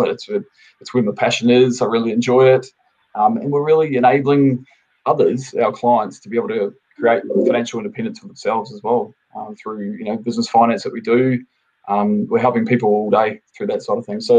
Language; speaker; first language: English; native; English